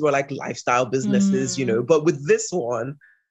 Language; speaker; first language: English; non-native, local second language; Yoruba